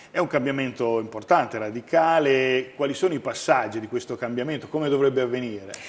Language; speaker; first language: Italian; native; Italian